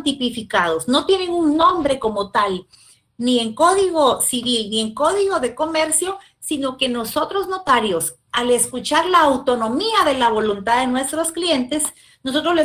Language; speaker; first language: Spanish; native; Spanish